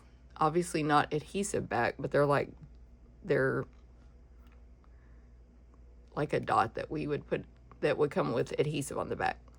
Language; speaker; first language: English; native; English